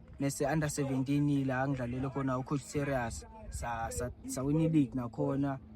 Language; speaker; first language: Zulu; native; Zulu